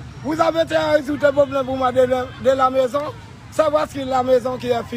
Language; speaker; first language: French; non-native, learner; Haitian Creole